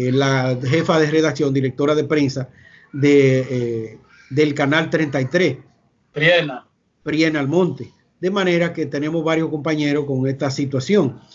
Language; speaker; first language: Spanish; native; Spanish